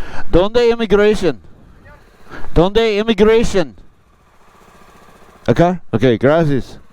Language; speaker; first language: Spanish; non-native, learner; English